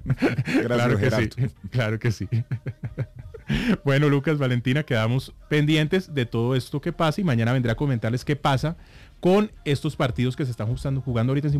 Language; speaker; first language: Spanish; native; Spanish